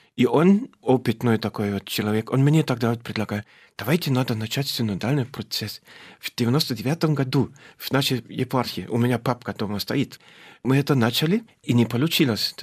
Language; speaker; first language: Russian; non-native, fluent; German